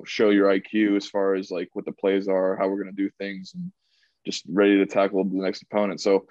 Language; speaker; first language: English; native; English